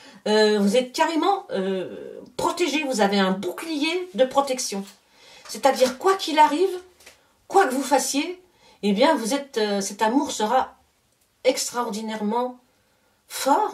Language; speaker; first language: French; native; French